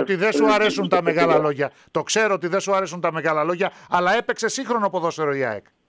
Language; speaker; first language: Greek; native; Greek